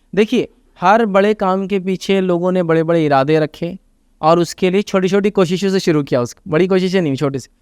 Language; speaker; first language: Urdu; native; Urdu